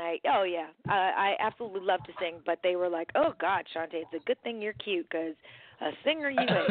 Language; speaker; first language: English; native; English